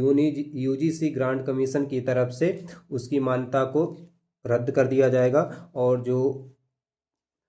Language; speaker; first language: Hindi; native; Hindi